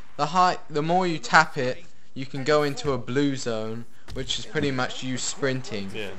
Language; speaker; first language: English; early bilingual, other home language; Italian